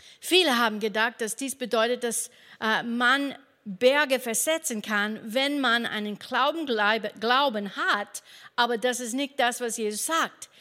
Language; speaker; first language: German; non-native, fluent; English